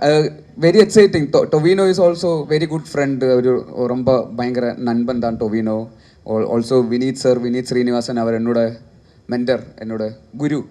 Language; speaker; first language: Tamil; non-native, learner; Malayalam